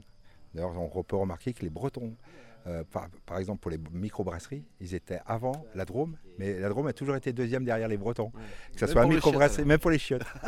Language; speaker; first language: French; native; French